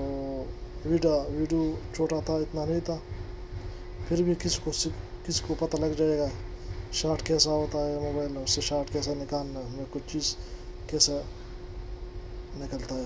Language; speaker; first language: Hindi; non-native, local second language; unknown